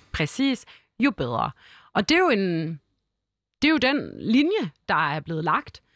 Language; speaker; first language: Danish; early bilingual, other home language; Arabic